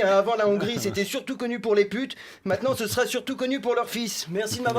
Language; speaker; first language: French; native; French